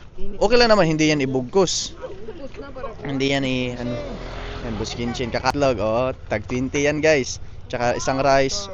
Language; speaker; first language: Filipino; non-native, local second language; Cebuano